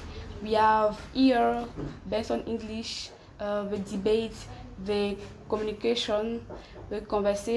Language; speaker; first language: English; non-native, learner; French